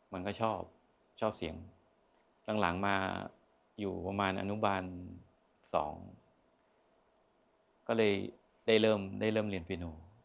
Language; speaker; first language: Thai; native; Thai